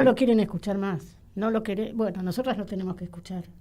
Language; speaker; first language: Spanish; native; Spanish